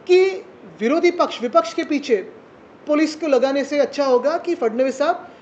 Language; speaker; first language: Hindi; non-native, local second language; Marathi